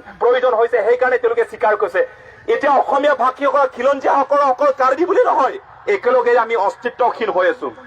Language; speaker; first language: Assamese; non-native, local second language; Karbi